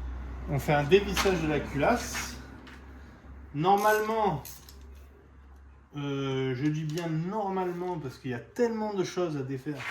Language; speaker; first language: French; native; French